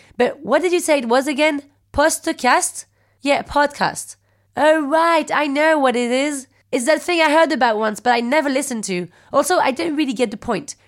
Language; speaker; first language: English; non-native, fluent; French